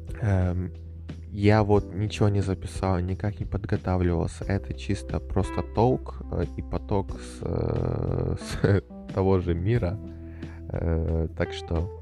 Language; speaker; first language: Russian; native; Russian